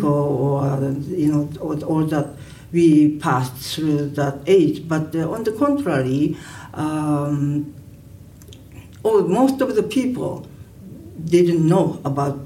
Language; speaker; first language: English; non-native, learner; Japanese